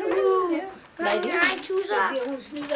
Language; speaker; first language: Danish; non-native, learner; Filipino